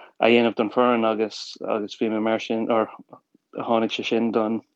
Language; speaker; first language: Irish; non-native, local second language; English